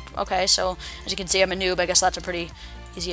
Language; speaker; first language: English; native; English